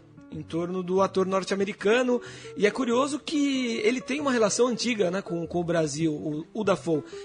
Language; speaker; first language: Portuguese; native; Portuguese